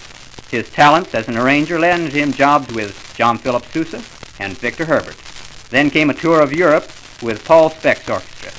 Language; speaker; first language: English; native; English